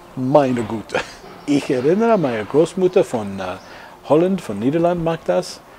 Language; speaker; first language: German; non-native, learner; English